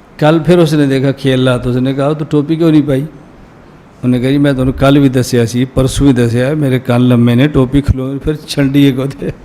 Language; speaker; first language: Urdu; non-native, local second language; Punjabi